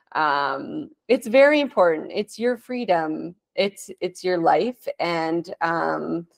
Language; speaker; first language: English; native; English